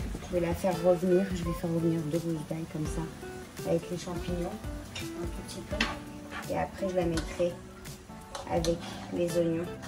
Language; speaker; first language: French; native; French